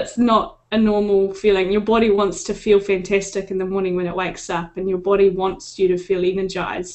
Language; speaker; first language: English; native; English